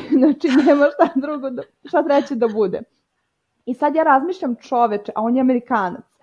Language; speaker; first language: Serbian; native; Serbian